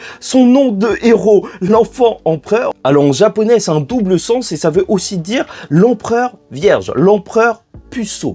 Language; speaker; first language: French; native; French